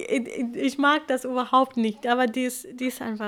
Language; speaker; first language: German; early bilingual, other home language; Kurdish